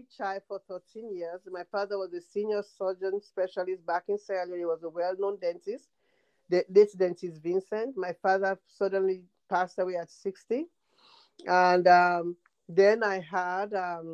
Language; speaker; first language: English; non-native, local second language; Krio